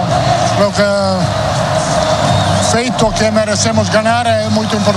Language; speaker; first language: Portuguese; non-native, learner; Italian